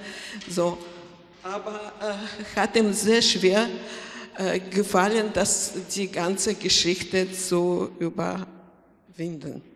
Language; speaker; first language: German; non-native, learner; Polish